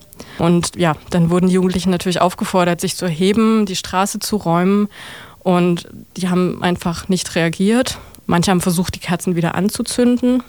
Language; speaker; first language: German; native; German